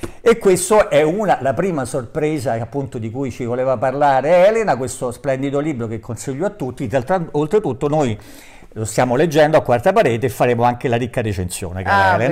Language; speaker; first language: Italian; native; Italian